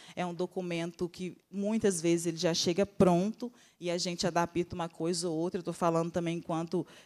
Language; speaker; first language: Portuguese; native; Portuguese